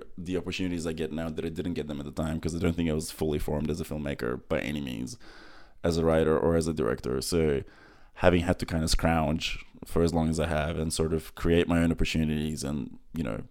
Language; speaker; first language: English; early bilingual, other home language; Macedonian